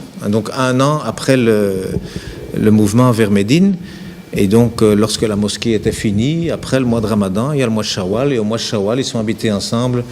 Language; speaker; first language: French; native; French